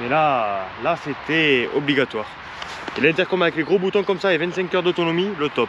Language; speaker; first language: French; native; French